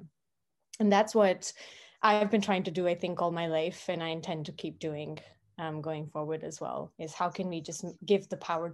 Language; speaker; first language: English; non-native, local second language; Hindi